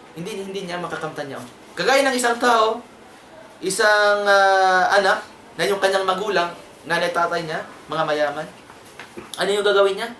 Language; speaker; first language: Filipino; non-native, local second language; Cebuano